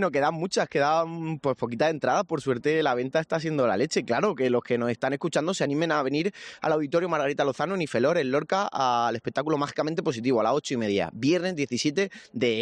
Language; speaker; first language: Spanish; native; Spanish